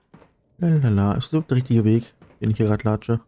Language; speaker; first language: German; native; German